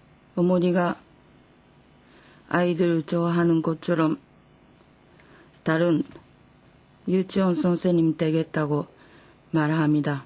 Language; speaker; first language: Korean; non-native, learner; Japanese